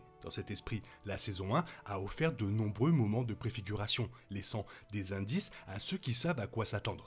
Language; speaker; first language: French; native; French